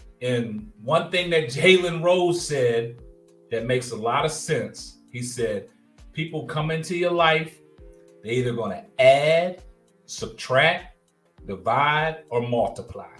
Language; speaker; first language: English; native; English